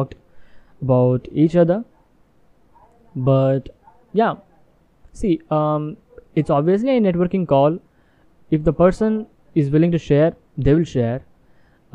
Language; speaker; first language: English; non-native, local second language; Telugu